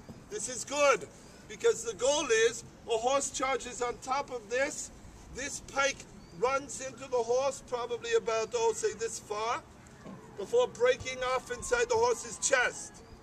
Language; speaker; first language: English; native; English